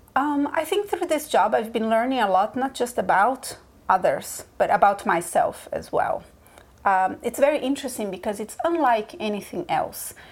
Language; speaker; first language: English; early bilingual, other home language; Portuguese